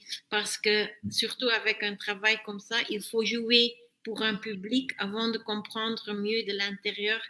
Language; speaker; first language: French; non-native, fluent; Dutch